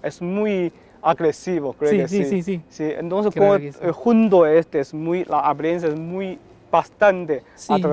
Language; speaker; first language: Spanish; non-native, learner; Chinese